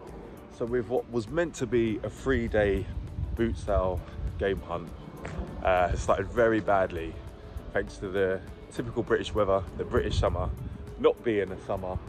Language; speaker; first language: English; native; English